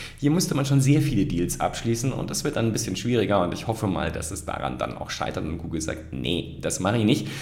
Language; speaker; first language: German; native; German